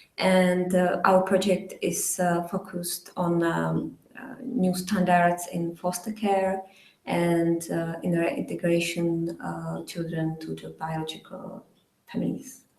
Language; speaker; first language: English; non-native, fluent; Czech